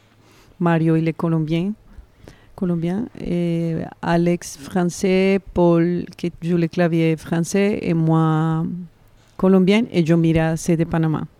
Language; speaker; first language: French; non-native, fluent; Spanish